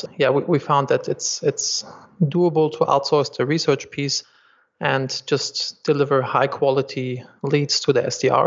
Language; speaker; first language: English; non-native, fluent; German